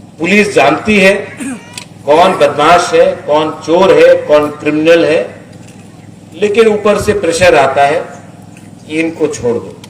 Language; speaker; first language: Hindi; non-native, local second language; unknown